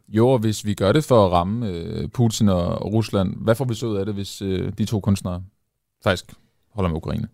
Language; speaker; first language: Danish; native; Danish